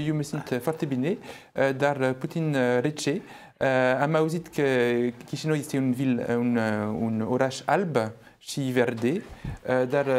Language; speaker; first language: Romanian; non-native, fluent; French